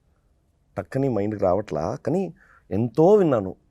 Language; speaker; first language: Telugu; non-native, fluent; Tamil